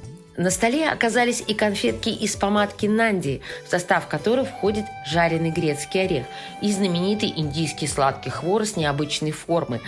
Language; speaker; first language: Russian; native; Russian